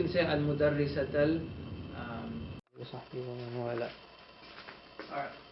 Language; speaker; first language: Arabic; non-native, fluent; English